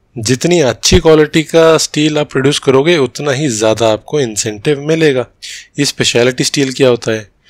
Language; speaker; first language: Hindi; native; Hindi